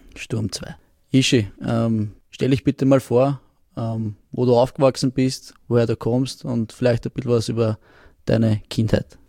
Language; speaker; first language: German; native; German